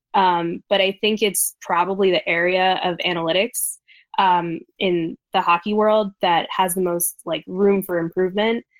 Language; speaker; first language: English; native; English